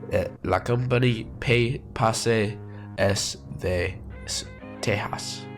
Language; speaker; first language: Spanish; non-native, learner; English